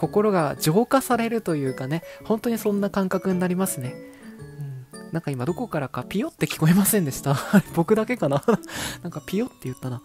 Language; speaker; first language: Japanese; native; Japanese